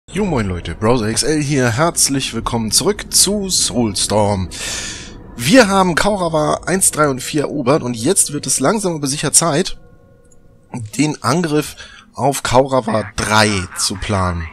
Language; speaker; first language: German; native; German